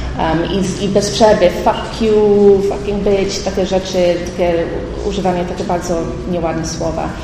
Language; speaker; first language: Polish; early bilingual, heritage; Polish